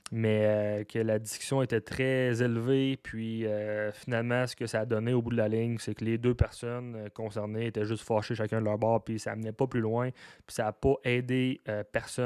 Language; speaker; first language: French; native; French